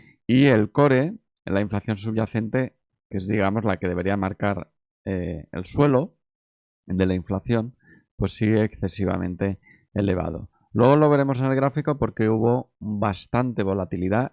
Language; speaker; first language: Spanish; native; Spanish